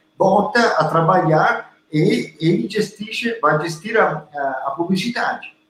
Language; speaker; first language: Portuguese; non-native, learner; Italian